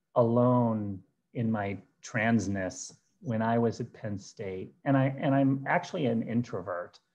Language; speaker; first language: English; native; English